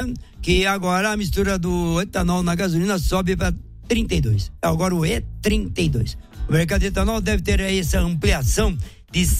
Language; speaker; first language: Portuguese; native; Portuguese